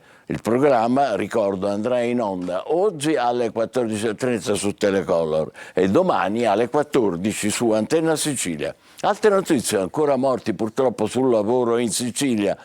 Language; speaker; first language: Italian; native; Italian